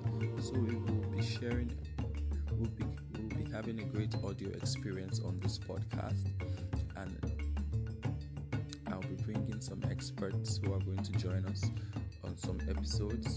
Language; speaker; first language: English; non-native, local second language; Yoruba